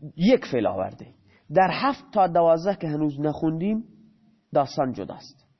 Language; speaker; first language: Persian; non-native, local second language; Baluchi